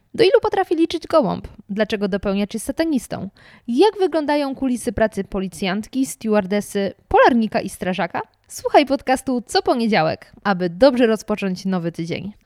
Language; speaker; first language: Polish; native; Polish